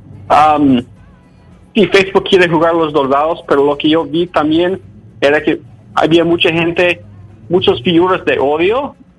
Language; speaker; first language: Spanish; non-native, fluent; English